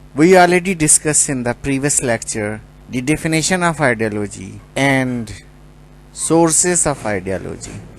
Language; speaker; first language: English; non-native, local second language; Urdu